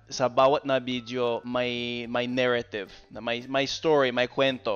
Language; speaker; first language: Filipino; non-native, fluent; English